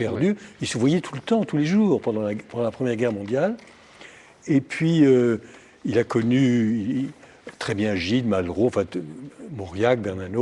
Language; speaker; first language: French; native; French